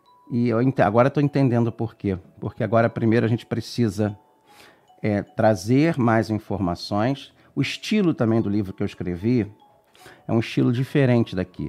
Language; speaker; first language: Portuguese; native; Portuguese